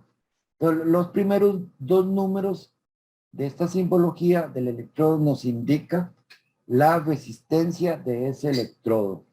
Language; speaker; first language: Spanish; native; Spanish